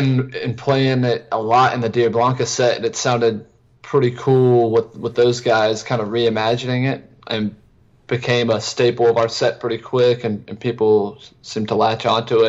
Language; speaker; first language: English; native; English